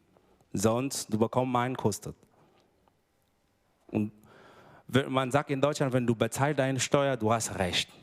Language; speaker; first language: German; non-native, fluent; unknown